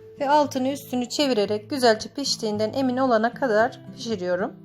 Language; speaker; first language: Turkish; native; Turkish